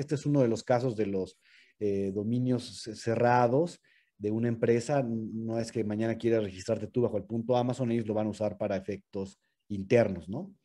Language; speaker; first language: Spanish; native; Spanish